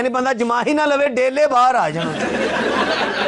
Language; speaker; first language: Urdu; non-native, local second language; Punjabi